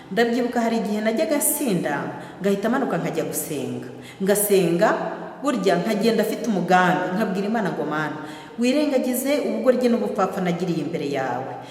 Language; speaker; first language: Kinyarwanda; native; Kinyarwanda